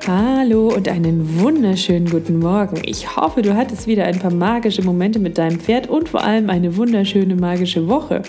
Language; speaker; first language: German; native; German